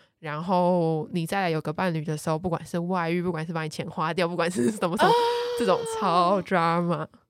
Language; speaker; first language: Chinese; native; Chinese